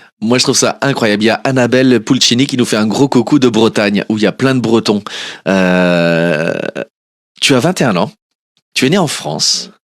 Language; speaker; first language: French; early bilingual, other home language; Portuguese